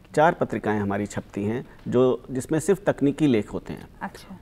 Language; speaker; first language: Hindi; native; Hindi